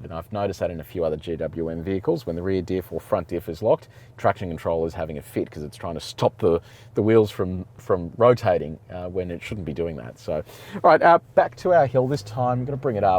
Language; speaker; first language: English; native; English